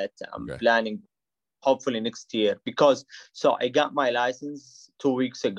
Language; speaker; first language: English; non-native, fluent; Arabic